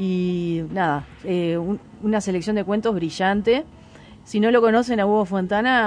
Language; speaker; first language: Spanish; native; Spanish